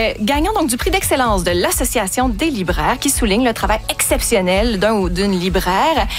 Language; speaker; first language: French; native; French